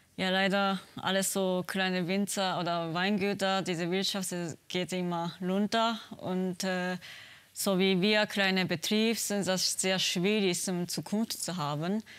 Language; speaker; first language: German; non-native, learner; Japanese